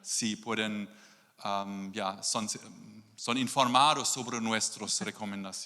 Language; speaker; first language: Spanish; non-native, learner; German